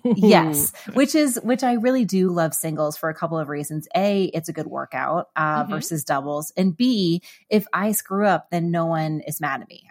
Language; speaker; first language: English; native; English